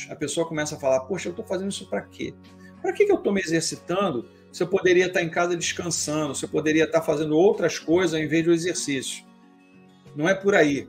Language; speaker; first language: Portuguese; native; Portuguese